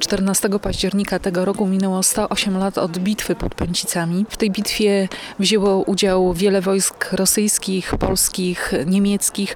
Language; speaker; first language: Polish; native; Polish